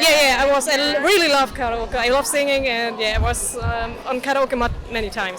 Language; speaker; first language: English; non-native, fluent; German